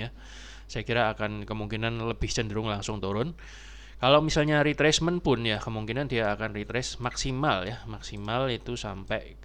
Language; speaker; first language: Indonesian; native; Indonesian